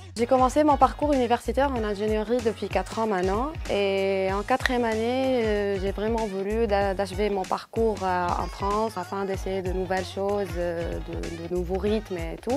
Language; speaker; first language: French; non-native, local second language; Arabic